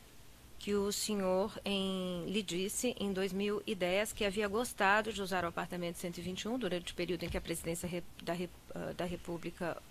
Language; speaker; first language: Portuguese; native; Portuguese